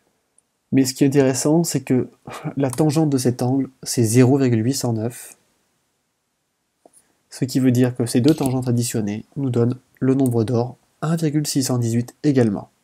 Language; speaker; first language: French; native; French